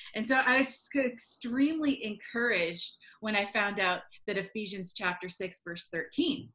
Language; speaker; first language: English; native; English